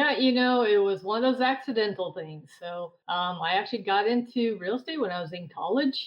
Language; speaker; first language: English; native; English